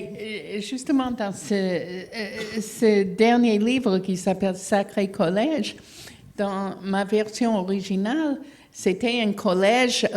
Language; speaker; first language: French; non-native, fluent; English